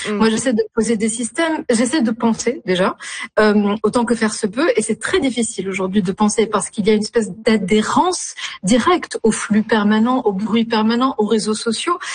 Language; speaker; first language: French; non-native, local second language; Arabic